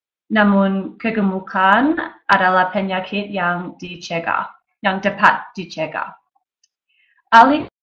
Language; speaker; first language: Indonesian; non-native, learner; English